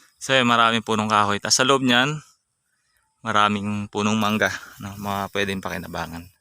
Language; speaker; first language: Filipino; native; Filipino